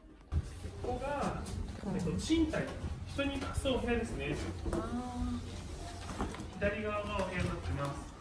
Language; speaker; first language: Japanese; native; Japanese